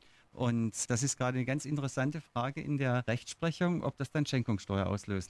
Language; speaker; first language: German; native; German